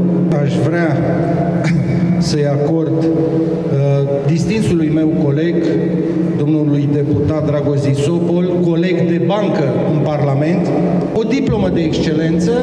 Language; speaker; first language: Romanian; native; Romanian